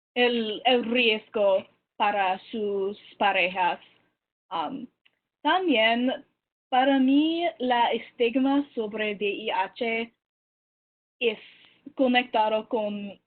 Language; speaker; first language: Spanish; non-native, learner; English